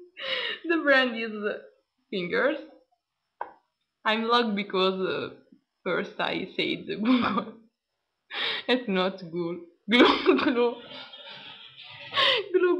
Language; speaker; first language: English; non-native, learner; Italian